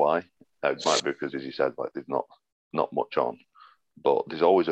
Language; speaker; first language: English; native; English